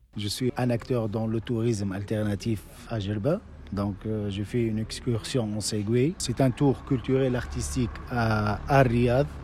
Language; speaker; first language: French; non-native, local second language; Arabic